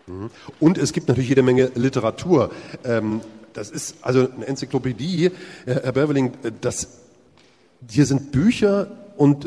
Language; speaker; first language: German; native; German